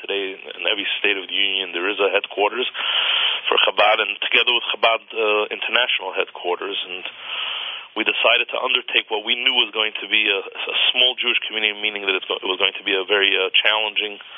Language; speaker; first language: English; native; English